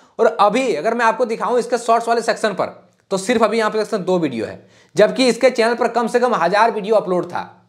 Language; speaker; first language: Hindi; native; Hindi